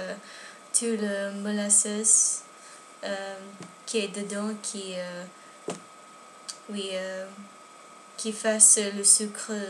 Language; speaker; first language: French; non-native, learner; English